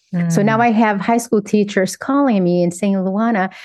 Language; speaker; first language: English; non-native, fluent; Portuguese